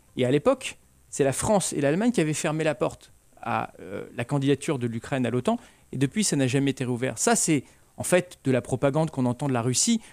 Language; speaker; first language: French; native; French